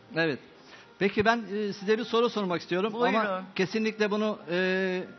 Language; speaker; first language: Turkish; native; Turkish